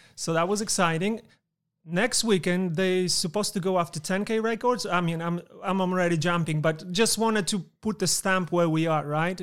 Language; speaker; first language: English; non-native, fluent; Polish